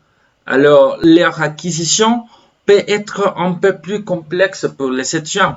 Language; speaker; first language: French; non-native, fluent; Spanish